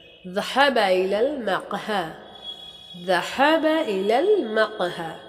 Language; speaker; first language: Arabic; non-native, fluent; Urdu